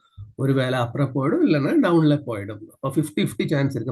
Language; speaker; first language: Tamil; non-native, learner; Malayalam